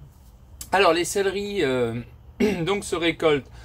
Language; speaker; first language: French; native; French